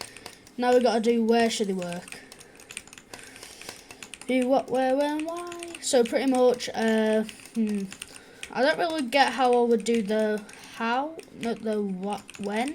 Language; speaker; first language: English; native; English